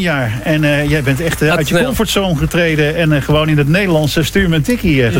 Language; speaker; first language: Dutch; native; Dutch